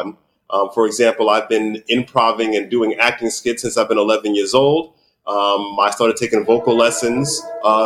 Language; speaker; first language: English; native; English